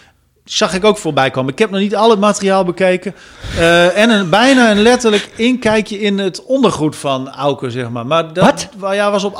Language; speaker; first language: Dutch; native; Dutch